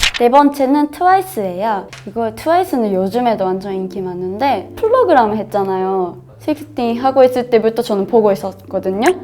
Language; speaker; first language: Korean; non-native, fluent; Japanese